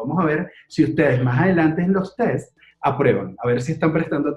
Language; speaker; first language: Spanish; native; Spanish